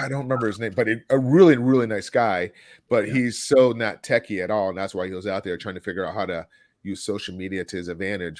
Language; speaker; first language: English; native; English